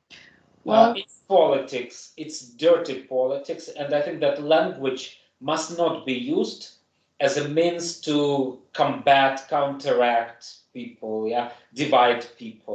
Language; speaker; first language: English; non-native, fluent; German